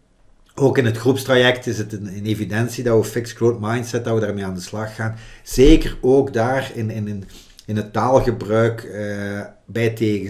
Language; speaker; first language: Dutch; native; Dutch